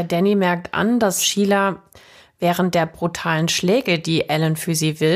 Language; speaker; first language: German; native; German